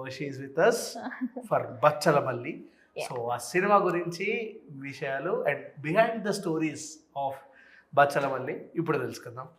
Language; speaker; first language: Telugu; native; Telugu